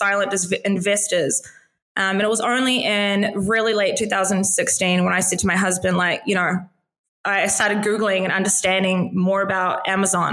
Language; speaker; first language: English; native; English